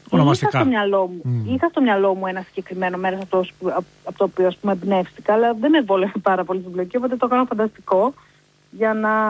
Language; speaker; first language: Greek; native; Greek